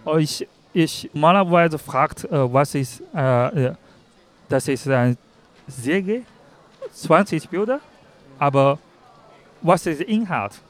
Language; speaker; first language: German; non-native, learner; Chinese